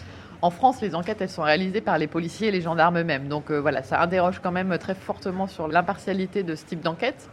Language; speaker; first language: French; native; French